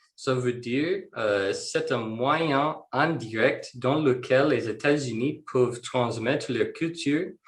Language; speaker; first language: French; non-native, learner; English